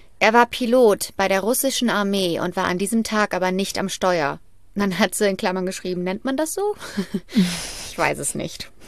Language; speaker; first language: German; native; German